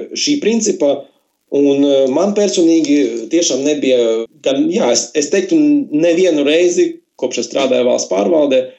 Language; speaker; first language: Latvian; non-native, local second language; Russian